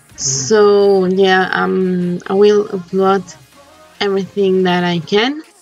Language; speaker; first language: English; non-native, fluent; Spanish